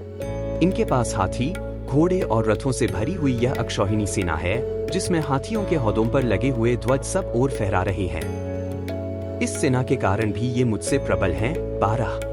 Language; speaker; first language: Hindi; native; Hindi